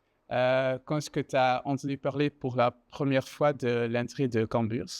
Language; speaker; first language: French; non-native, fluent; Dutch